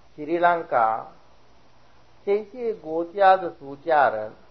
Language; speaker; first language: Chinese; non-native, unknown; Sinhala